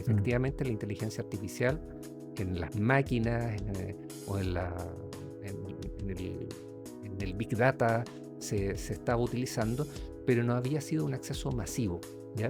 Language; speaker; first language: Spanish; native; Spanish